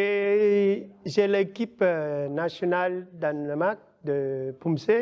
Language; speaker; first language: French; non-native, learner; Vietnamese